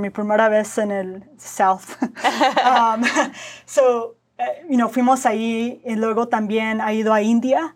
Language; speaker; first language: Spanish; early bilingual, heritage; Spanish